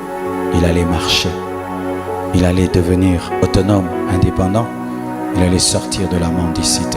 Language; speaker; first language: French; non-native, local second language; Lingala